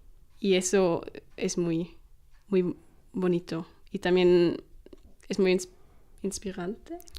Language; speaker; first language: Spanish; non-native, fluent; German